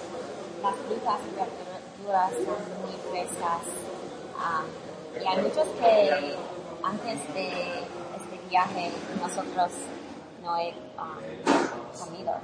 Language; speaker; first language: Spanish; non-native, learner; English